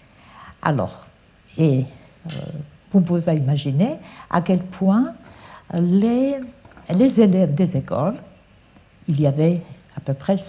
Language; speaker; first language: French; non-native, fluent; Georgian